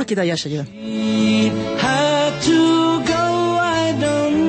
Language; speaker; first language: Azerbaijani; non-native, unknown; English